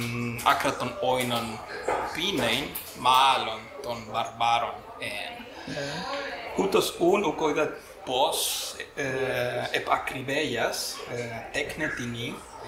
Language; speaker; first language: Greek; non-native, fluent; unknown